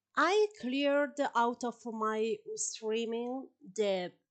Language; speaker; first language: English; non-native, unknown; Italian